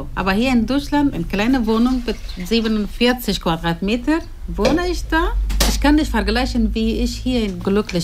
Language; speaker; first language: German; non-native, learner; Persian